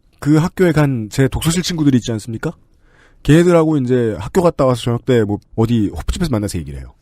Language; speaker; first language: Korean; native; Korean